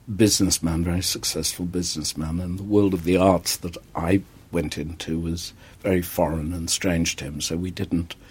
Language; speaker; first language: English; native; English